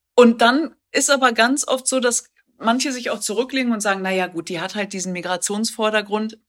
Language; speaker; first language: German; native; German